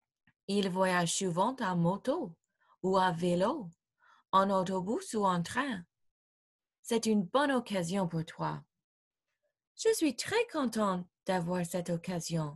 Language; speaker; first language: French; non-native, fluent; English